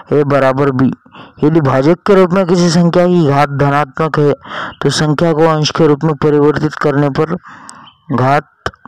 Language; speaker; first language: Hindi; non-native, local second language; Marathi